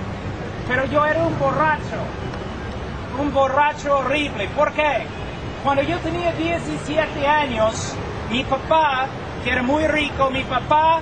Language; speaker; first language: Spanish; non-native, fluent; English